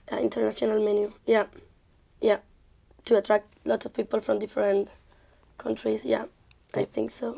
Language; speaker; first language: English; non-native, learner; Spanish